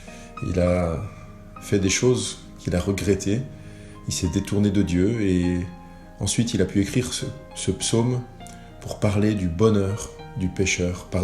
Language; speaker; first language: French; native; French